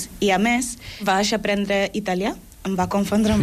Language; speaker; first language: Catalan; non-native, learner; Papiamento